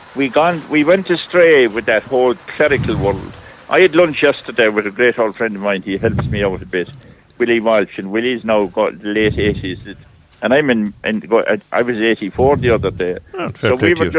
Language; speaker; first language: English; native; English